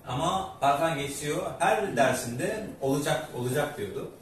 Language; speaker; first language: Turkish; native; Turkish